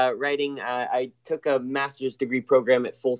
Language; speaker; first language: English; native; English